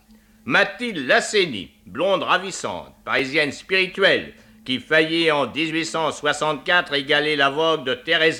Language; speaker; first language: French; native; French